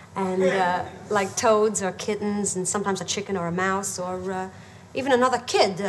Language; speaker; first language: English; native; English